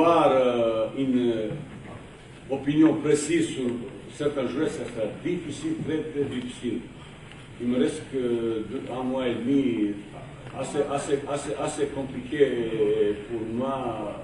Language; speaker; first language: French; non-native, fluent; Bosnian